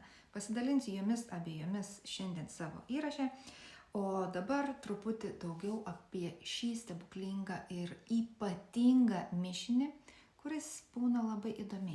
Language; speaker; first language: Lithuanian; native; Lithuanian